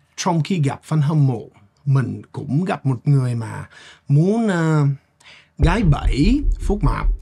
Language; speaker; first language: Vietnamese; non-native, fluent; English